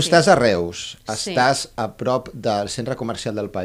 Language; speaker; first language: Catalan; native; Catalan